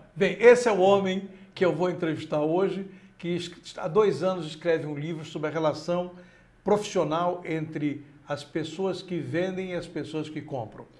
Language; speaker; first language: Portuguese; native; Portuguese